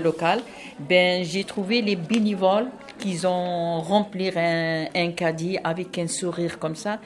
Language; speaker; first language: French; non-native, fluent; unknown